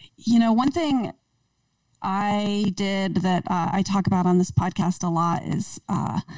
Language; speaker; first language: English; native; English